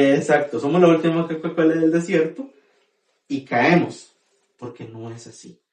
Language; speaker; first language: Spanish; native; Spanish